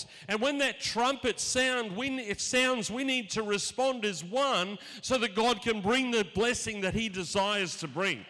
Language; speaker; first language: English; native; English